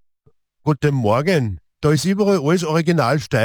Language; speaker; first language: German; native; German